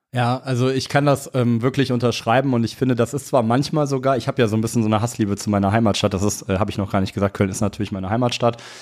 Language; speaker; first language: German; native; German